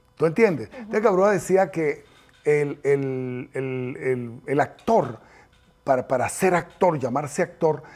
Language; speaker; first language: Spanish; native; Spanish